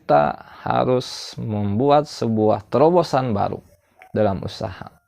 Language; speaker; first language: Indonesian; non-native, local second language; Sundanese